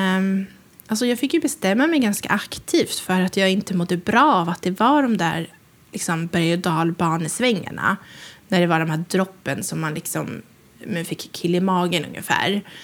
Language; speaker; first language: Swedish; native; Swedish